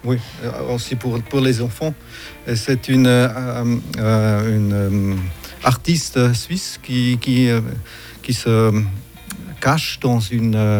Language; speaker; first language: French; non-native, fluent; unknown